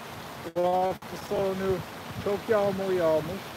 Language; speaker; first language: Turkish; non-native, learner; English